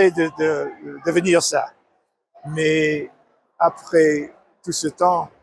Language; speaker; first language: French; non-native, learner; English